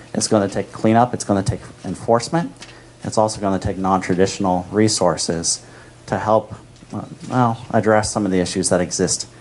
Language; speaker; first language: English; native; English